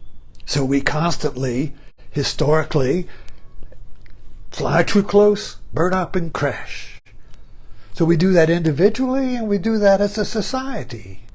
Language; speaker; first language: English; native; English